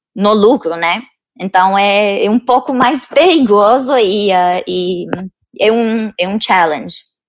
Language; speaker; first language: Portuguese; non-native, fluent; Romanian